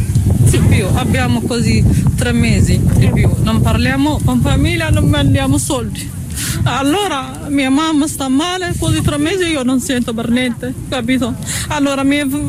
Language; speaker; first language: Italian; non-native, learner; Tigrinya